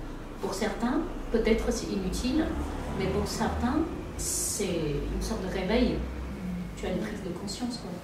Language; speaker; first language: French; non-native, fluent; Vietnamese